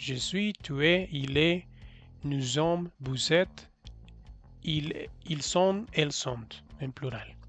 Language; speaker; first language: French; non-native, learner; Spanish